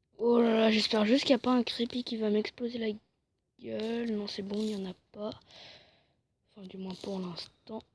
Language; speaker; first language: French; native; French